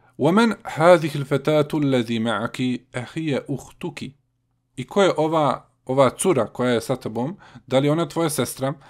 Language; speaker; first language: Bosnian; native; Bosnian